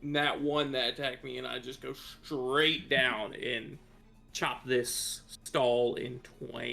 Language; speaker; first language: English; native; English